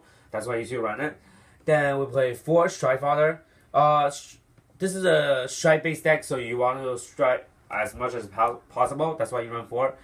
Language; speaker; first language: English; non-native, fluent; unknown